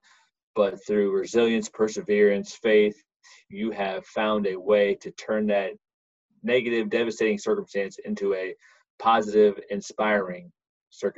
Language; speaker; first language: English; native; English